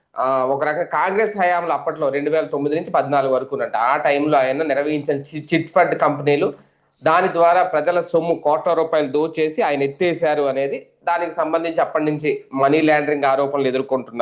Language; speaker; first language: Telugu; native; Telugu